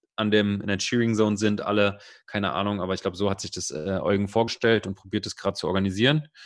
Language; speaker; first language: German; native; German